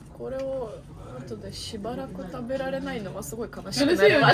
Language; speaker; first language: Japanese; non-native, fluent; Italian